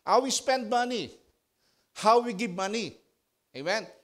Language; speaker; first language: English; non-native, local second language; Filipino